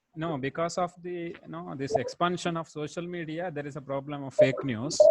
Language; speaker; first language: English; non-native, local second language; Kannada